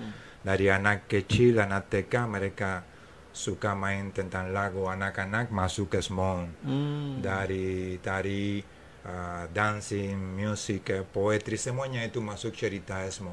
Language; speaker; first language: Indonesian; non-native, fluent; English